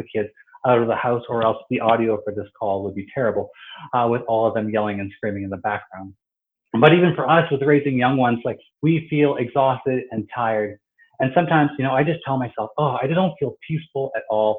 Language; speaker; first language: English; native; English